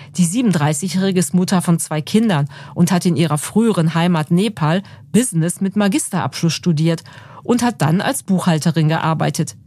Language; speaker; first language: German; native; German